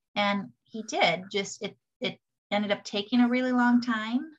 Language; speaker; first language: English; native; English